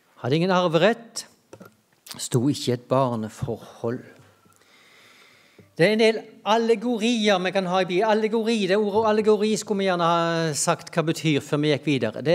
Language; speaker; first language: Norwegian; native; Norwegian